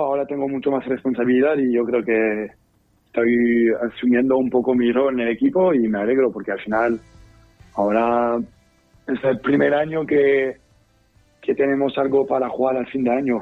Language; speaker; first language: Spanish; non-native, fluent; French